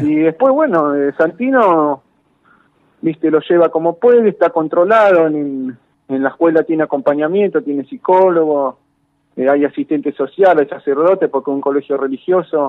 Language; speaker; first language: Spanish; native; Spanish